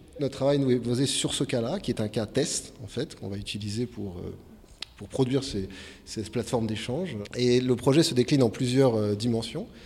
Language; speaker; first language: French; native; French